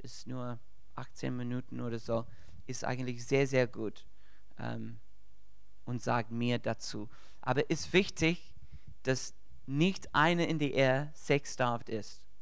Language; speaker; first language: German; non-native, learner; English